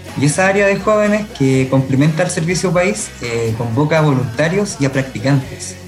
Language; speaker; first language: Spanish; native; Spanish